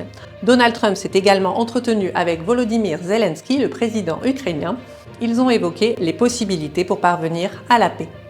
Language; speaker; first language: French; native; French